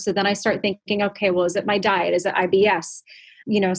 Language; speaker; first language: English; native; English